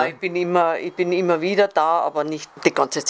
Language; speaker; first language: German; native; German